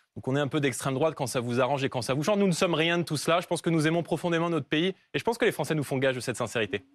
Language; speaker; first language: French; native; French